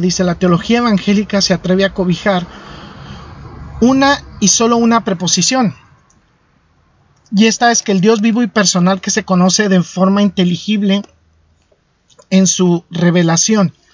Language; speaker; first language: Spanish; native; Spanish